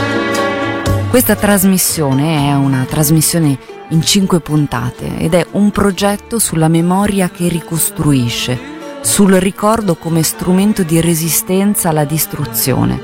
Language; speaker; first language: Italian; native; Italian